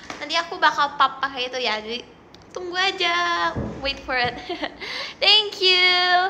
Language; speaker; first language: Indonesian; native; Indonesian